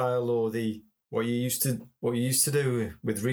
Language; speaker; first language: English; native; English